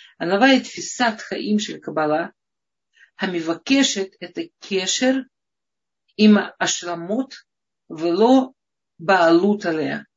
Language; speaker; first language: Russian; early bilingual, heritage; Russian